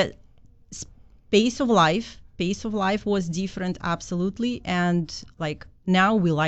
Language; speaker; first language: English; non-native, fluent; Kazakh